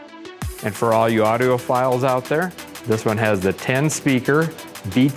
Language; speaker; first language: English; native; English